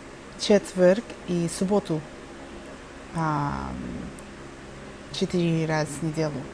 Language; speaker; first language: Russian; non-native, learner; English